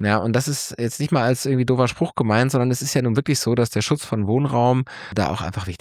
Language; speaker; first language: German; native; German